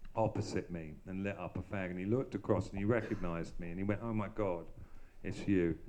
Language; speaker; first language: English; native; English